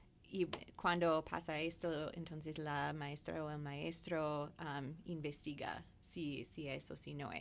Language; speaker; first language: Spanish; non-native, fluent; English